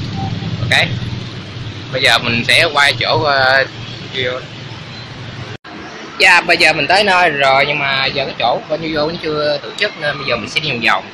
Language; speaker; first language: Vietnamese; early bilingual, heritage; Vietnamese